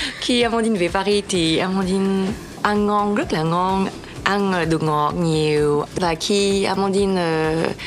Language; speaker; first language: Vietnamese; early bilingual, heritage; French